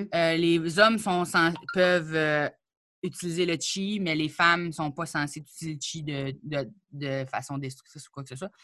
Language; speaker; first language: French; native; French